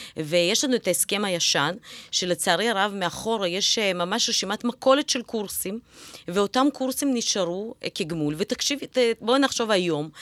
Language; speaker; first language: Hebrew; early bilingual, other home language; Russian